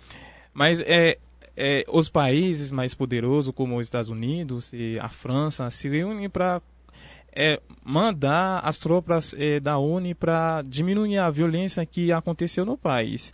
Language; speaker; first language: Portuguese; non-native, fluent; Haitian Creole